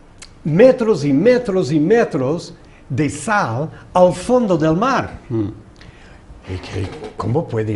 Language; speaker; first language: Spanish; non-native, fluent; English